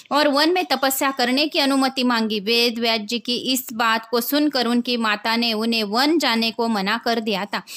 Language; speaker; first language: Hindi; non-native, local second language; Marathi